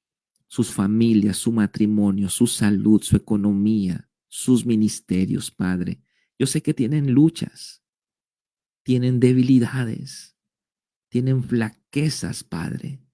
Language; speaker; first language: Spanish; native; Spanish